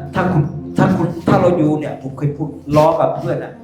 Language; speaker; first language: Thai; non-native, local second language; Pattani Malay